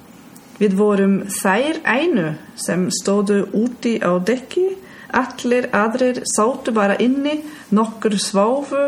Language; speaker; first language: Icelandic; non-native, learner; German